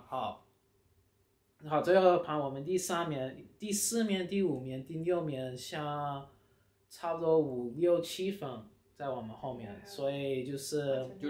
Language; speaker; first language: Chinese; early bilingual, heritage; Chinese